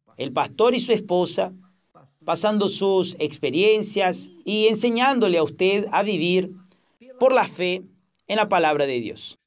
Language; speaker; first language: Spanish; non-native, fluent; Portuguese